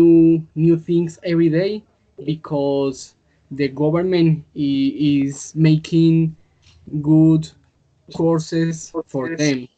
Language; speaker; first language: English; non-native, learner; Spanish